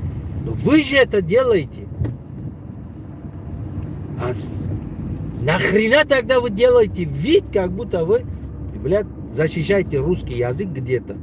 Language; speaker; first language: Russian; non-native, local second language; Tajik